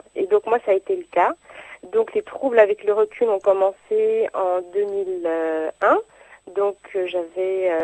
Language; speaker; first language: French; native; French